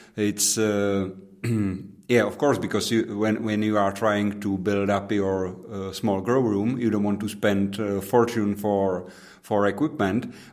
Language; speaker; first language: English; non-native, fluent; Czech